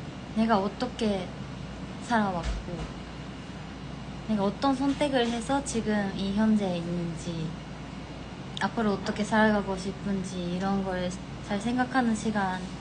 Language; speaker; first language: Korean; non-native, fluent; Japanese